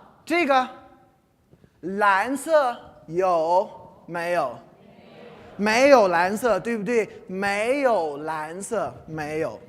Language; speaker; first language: Chinese; non-native, fluent; English